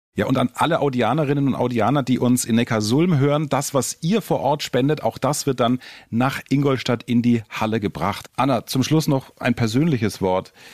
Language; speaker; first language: German; native; German